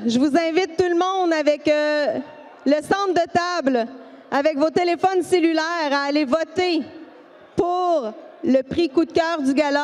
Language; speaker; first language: French; native; French